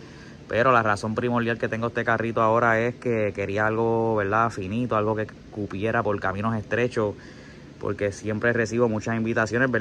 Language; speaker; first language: Spanish; native; Spanish